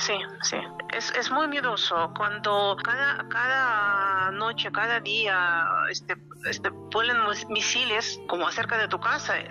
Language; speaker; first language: Spanish; non-native, fluent; Ukrainian